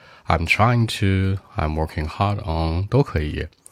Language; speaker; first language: English; non-native, fluent; Chinese